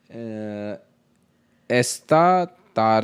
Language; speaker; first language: Spanish; non-native, learner; Hindi